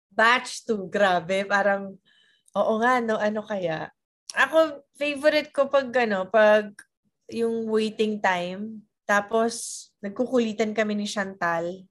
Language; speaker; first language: Filipino; native; Filipino